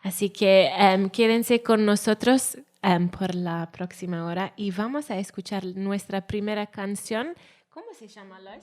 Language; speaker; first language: Spanish; non-native, learner; Welsh